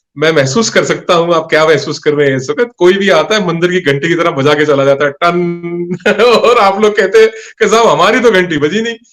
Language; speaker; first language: Hindi; non-native, local second language; Punjabi